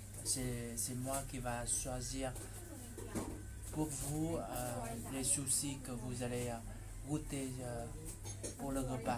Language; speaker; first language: French; non-native, fluent; Vietnamese